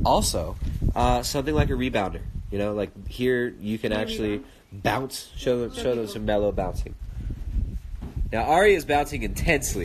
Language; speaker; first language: English; native; English